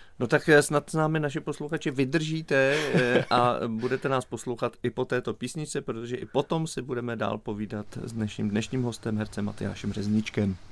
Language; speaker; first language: Czech; native; Czech